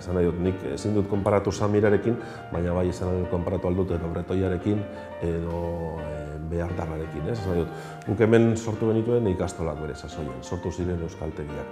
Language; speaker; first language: Basque; native; Basque